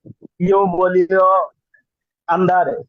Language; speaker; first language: Italian; non-native, learner; Bangla